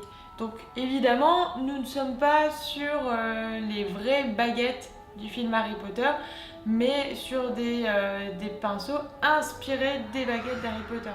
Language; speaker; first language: French; native; French